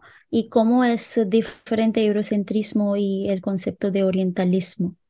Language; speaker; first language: Spanish; non-native, local second language; Hindi